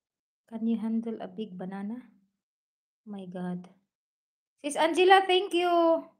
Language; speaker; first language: English; non-native, learner; Filipino